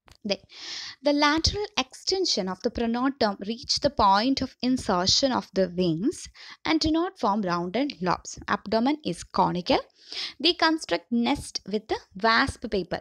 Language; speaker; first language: English; non-native, local second language; Malayalam